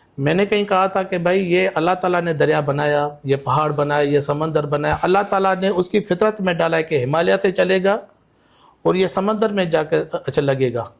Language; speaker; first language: Urdu; non-native, local second language; Sindhi